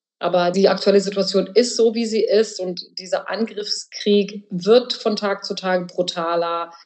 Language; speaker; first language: German; early bilingual, other home language; Bosnian